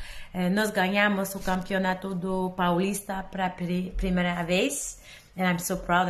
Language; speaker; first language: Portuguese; non-native, learner; English